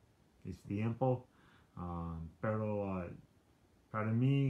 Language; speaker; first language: Spanish; non-native, learner; English